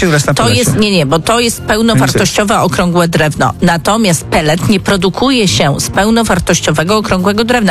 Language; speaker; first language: Polish; native; Polish